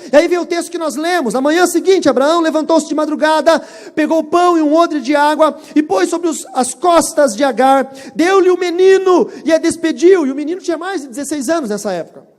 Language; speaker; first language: Portuguese; native; Portuguese